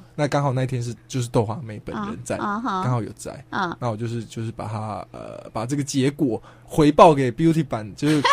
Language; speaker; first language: Chinese; native; Chinese